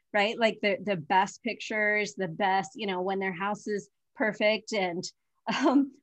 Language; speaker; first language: English; early bilingual, other home language; Hindi